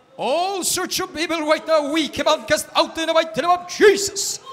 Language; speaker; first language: English; non-native, local second language; Filipino